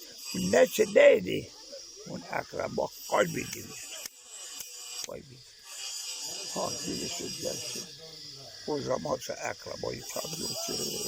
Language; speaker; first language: Turkish; non-native, local second language; Kurdish